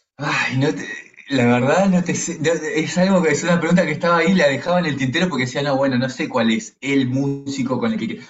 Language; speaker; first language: Spanish; native; Spanish